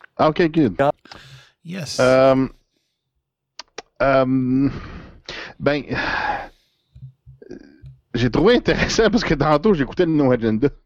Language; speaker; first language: French; native; French